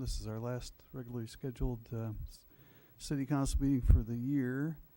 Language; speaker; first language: English; native; English